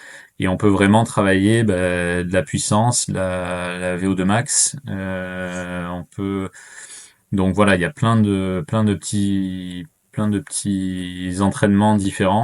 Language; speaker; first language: French; native; French